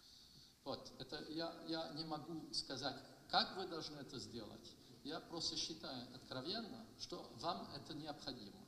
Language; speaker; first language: Russian; non-native, fluent; French